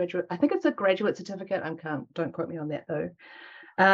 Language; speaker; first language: English; native; English